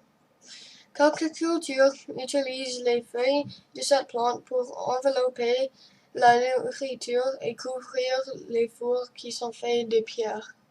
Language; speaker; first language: French; non-native, learner; English